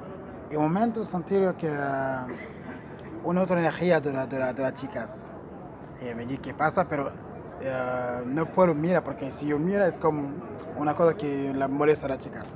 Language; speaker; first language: Spanish; non-native, learner; Portuguese